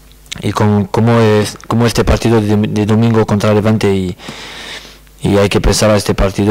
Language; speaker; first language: Spanish; non-native, learner; French